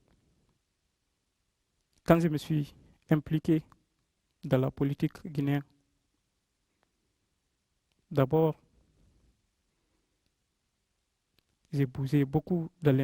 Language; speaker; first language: French; non-native, local second language; Fula